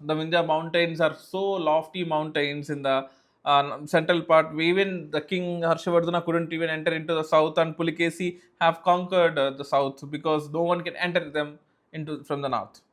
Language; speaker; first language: English; non-native, local second language; Telugu